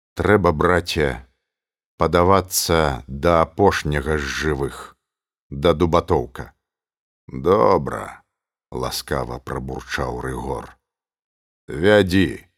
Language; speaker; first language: Belarusian; native; Belarusian